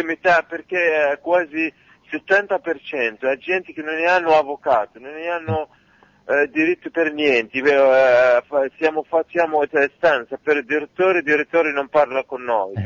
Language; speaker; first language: Italian; non-native, local second language; Arabic